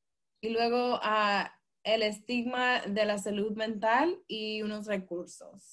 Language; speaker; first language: Spanish; early bilingual, heritage; Spanish